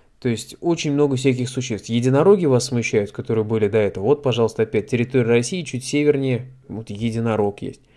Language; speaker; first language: Russian; native; Russian